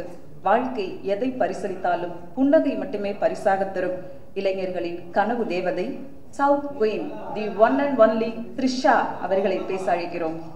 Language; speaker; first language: Tamil; native; Tamil